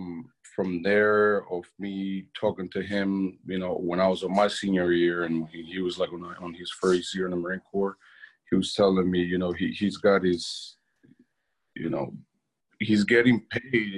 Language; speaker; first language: English; non-native, fluent; Spanish